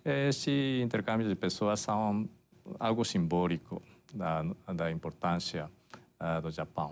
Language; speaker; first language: Portuguese; non-native, fluent; Japanese